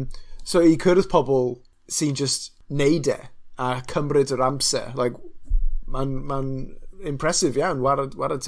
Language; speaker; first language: Welsh; non-native, local second language; English